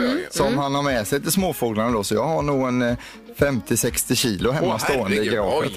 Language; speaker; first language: Swedish; native; Swedish